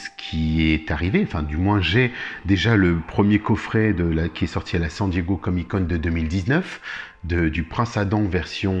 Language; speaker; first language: French; native; French